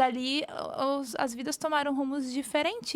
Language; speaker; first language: Portuguese; native; Portuguese